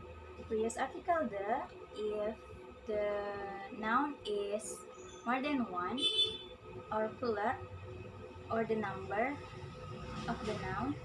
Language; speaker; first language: English; non-native, learner; Indonesian